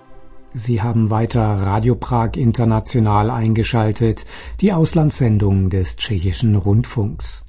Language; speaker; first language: German; native; German